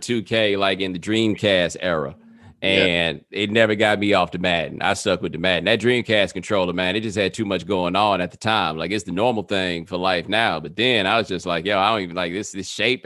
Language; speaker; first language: English; native; English